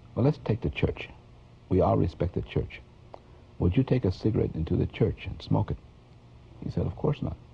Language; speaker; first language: English; native; English